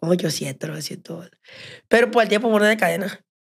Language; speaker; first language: Spanish; native; Spanish